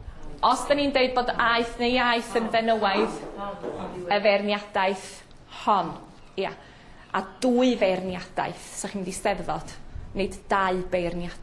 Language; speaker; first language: Welsh; native; Welsh